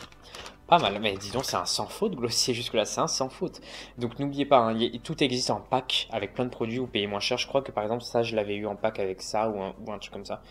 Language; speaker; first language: French; native; French